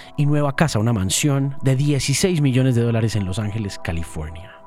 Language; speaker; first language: Spanish; native; Spanish